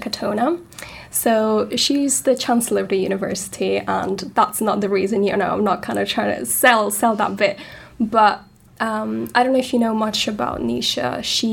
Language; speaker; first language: English; non-native, fluent; Italian